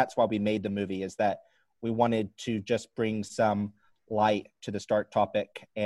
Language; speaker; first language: English; native; English